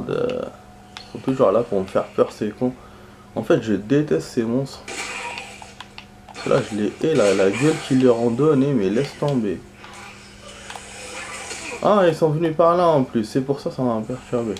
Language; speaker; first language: French; native; French